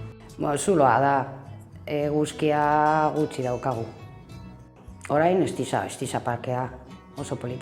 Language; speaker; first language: Basque; non-native, local second language; Spanish